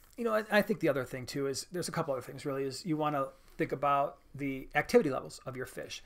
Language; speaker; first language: English; native; English